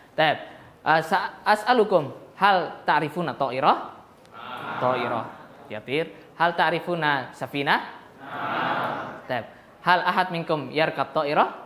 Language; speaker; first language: Arabic; non-native, fluent; Indonesian